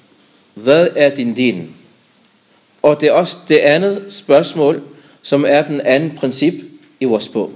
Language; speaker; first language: Danish; non-native, fluent; Arabic